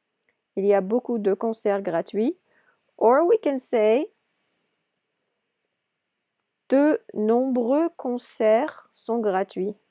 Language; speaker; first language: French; non-native, fluent; English